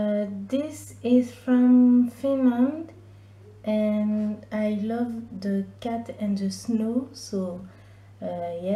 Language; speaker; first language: English; non-native, learner; French